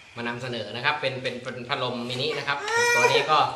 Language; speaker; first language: Thai; non-native, local second language; Northeastern Thai